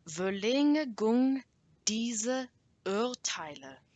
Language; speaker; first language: German; non-native, learner; English